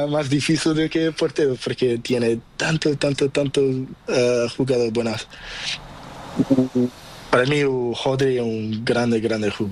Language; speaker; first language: Spanish; non-native, learner; Portuguese